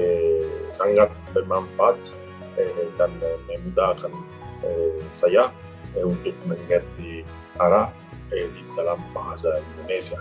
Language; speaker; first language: Indonesian; non-native, learner; Italian